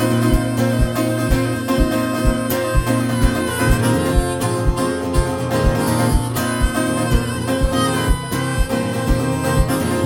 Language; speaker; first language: English; native; English